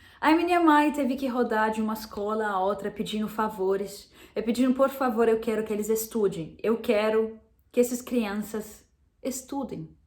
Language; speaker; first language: Portuguese; non-native, fluent; Arabic